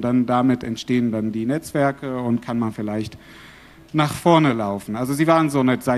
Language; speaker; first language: German; non-native, fluent; Arabic